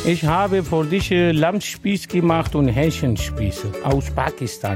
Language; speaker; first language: German; non-native, learner; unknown